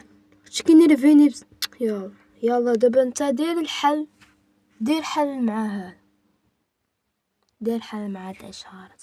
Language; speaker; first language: Arabic; native; Arabic